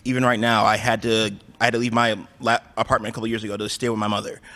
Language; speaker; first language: English; native; English